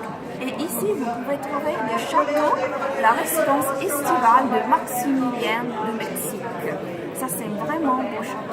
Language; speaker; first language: French; non-native, fluent; Italian